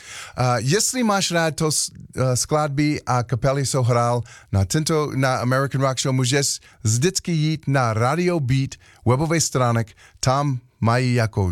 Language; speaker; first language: Czech; non-native, learner; English